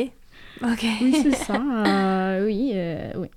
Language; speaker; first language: French; non-native, fluent; Italian